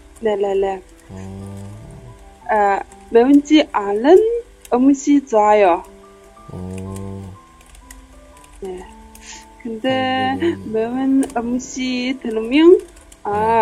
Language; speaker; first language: Korean; non-native, learner; Chinese